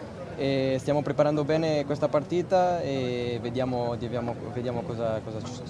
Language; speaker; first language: Italian; non-native, fluent; Portuguese